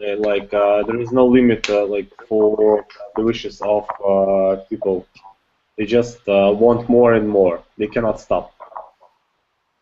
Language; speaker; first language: English; non-native, learner; Russian